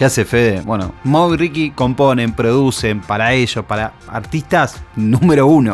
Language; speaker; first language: Spanish; native; Spanish